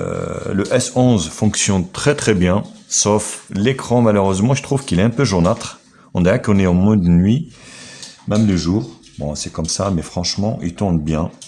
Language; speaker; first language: French; native; French